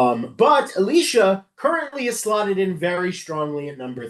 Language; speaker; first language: English; native; English